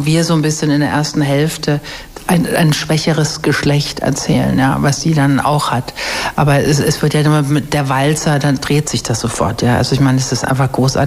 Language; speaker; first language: German; native; German